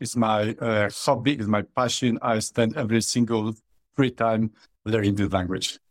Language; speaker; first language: English; non-native, fluent; Polish